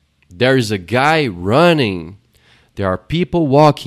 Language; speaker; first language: English; non-native, fluent; Portuguese